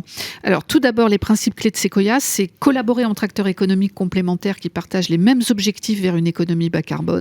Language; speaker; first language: French; native; French